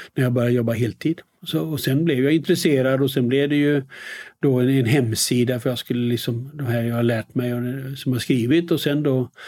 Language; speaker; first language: Swedish; native; Swedish